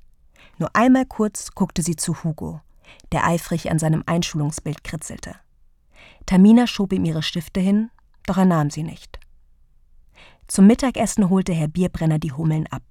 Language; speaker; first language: German; native; German